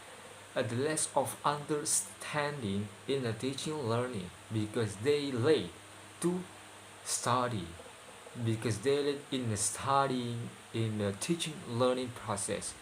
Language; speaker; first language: English; non-native, learner; Indonesian